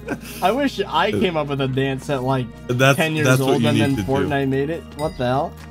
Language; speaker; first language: English; native; English